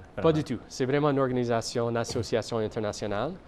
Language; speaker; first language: French; non-native, fluent; English